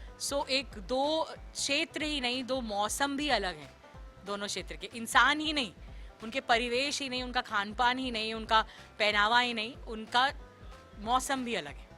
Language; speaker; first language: Hindi; native; Hindi